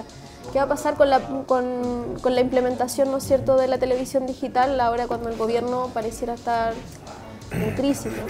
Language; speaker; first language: Spanish; native; Spanish